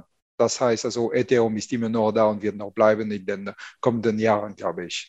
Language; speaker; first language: German; non-native, fluent; French